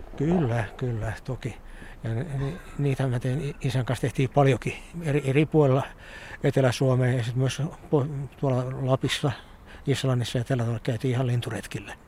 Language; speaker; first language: Finnish; native; Finnish